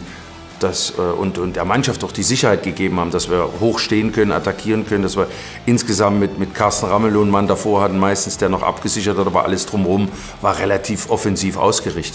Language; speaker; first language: German; native; German